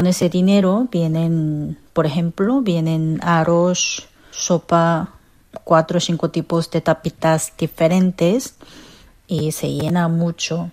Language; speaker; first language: Spanish; non-native, fluent; Korean